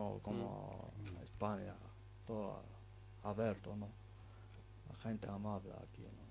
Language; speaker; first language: Spanish; non-native, learner; Arabic